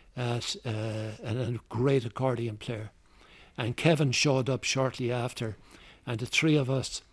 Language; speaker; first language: English; native; English